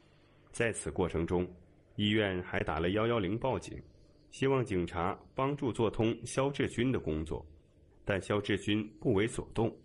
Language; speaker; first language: Chinese; native; Chinese